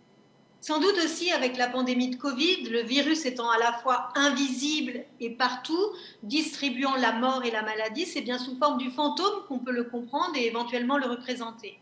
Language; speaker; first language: French; native; French